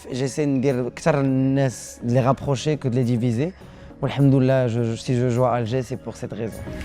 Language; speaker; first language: French; non-native, local second language; Arabic